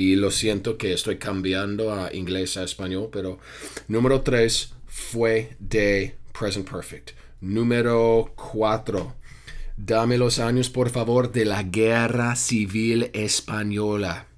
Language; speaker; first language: Spanish; non-native, fluent; English